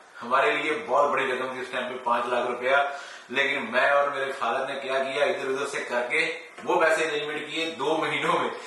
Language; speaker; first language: Hindi; non-native, local second language; Punjabi